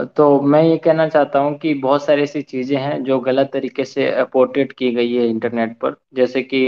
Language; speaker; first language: Hindi; native; Hindi